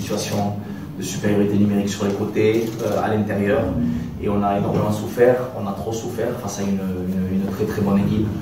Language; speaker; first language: French; native; French